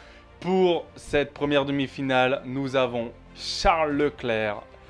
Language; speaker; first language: French; native; French